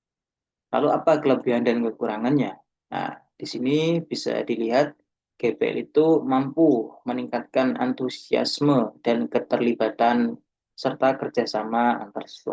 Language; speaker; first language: Indonesian; native; Indonesian